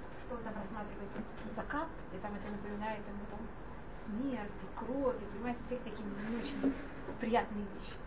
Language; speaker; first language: Russian; non-native, fluent; Hebrew